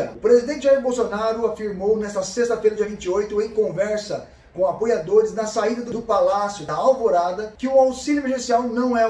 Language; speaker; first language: Portuguese; native; Portuguese